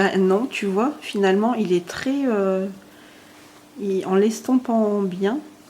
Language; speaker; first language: French; native; French